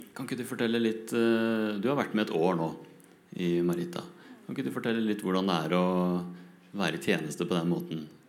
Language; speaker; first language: Norwegian; native; Norwegian